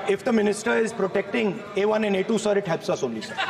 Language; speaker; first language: English; non-native, local second language; Hindi